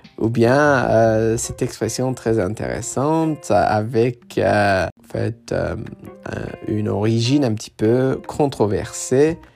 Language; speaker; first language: French; non-native, fluent; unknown